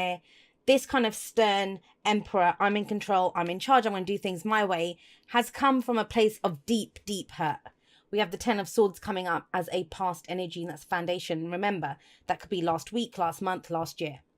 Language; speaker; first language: English; native; English